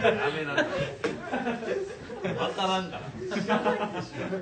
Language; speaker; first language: Japanese; native; Japanese